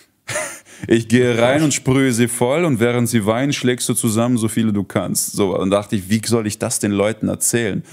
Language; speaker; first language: German; early bilingual, heritage; Russian